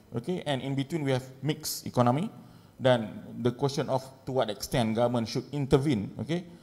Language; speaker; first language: English; non-native, local second language; Malay